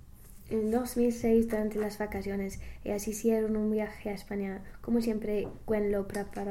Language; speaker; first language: Spanish; non-native, learner; English